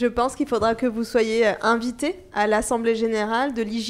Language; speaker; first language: French; native; French